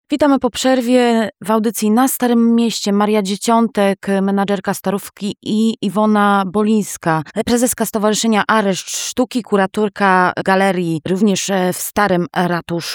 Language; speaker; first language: Polish; native; Polish